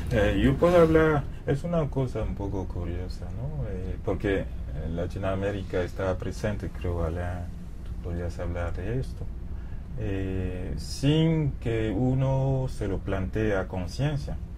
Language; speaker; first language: Spanish; non-native, fluent; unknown